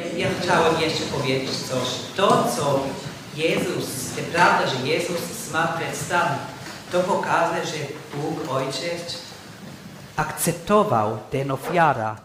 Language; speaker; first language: Polish; non-native, learner; English